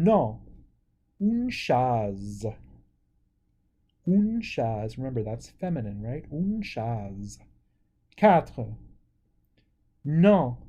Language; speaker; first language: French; non-native, fluent; English